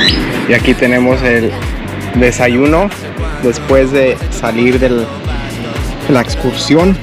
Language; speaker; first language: Spanish; early bilingual, heritage; English